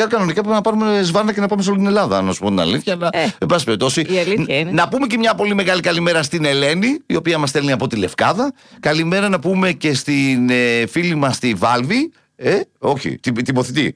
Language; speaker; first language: Greek; native; Greek